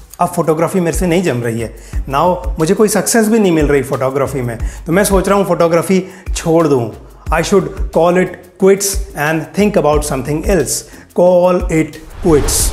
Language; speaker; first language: Hindi; native; Hindi